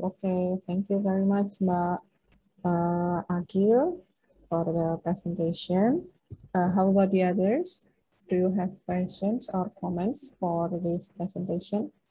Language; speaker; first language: English; non-native, fluent; Indonesian